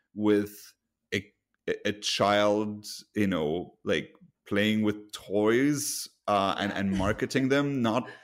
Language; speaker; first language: English; non-native, fluent; Luxembourgish